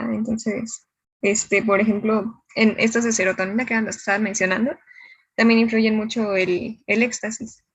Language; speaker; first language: Spanish; native; Spanish